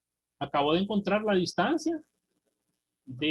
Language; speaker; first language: Spanish; native; Spanish